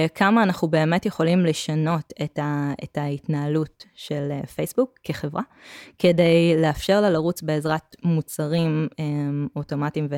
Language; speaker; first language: Hebrew; native; Hebrew